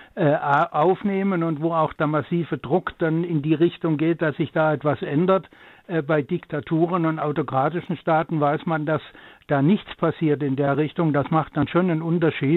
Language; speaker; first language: German; native; German